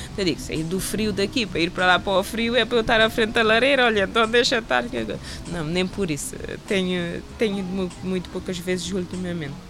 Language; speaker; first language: Portuguese; non-native, local second language; Kabuverdianu